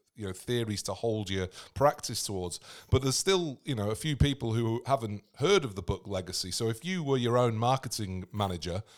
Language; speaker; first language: English; native; English